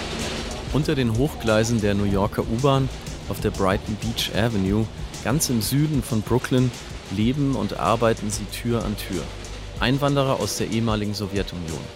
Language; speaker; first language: German; native; German